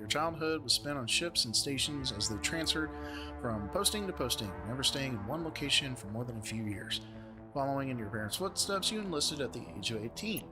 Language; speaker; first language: English; native; English